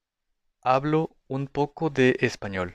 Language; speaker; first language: Spanish; non-native, fluent; Japanese